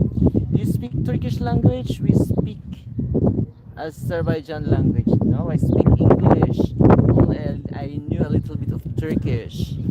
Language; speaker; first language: English; non-native, learner; Azerbaijani